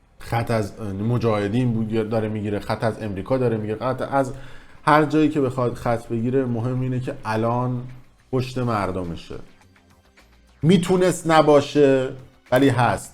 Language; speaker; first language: Persian; native; Persian